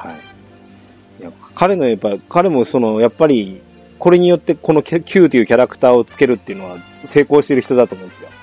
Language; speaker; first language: Japanese; native; Japanese